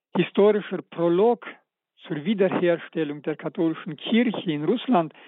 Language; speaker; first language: German; early bilingual, other home language; Russian